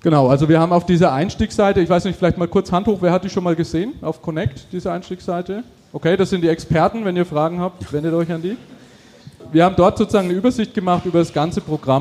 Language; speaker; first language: German; native; German